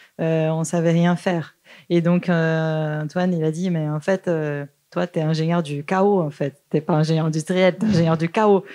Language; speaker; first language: French; non-native, fluent; Portuguese